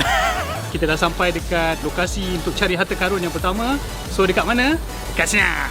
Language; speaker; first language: Malay; native; Malay